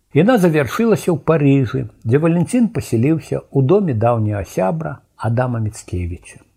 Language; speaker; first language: Belarusian; native; Belarusian